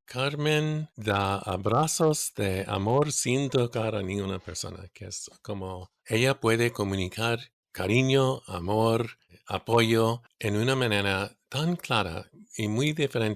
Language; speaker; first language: Spanish; non-native, fluent; English